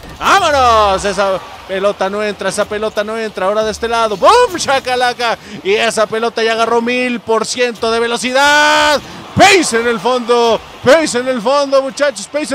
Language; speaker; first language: Spanish; native; Spanish